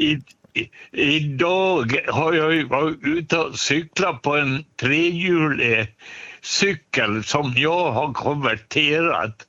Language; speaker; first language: Swedish; native; Swedish